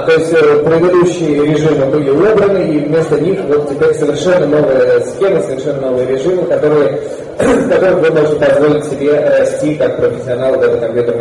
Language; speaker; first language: Russian; native; Russian